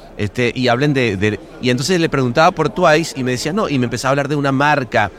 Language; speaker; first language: Spanish; native; Spanish